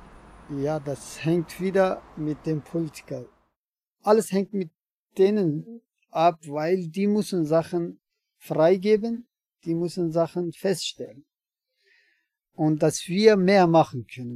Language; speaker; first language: German; non-native, learner; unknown